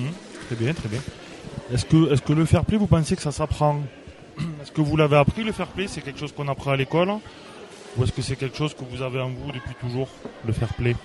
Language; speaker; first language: French; native; French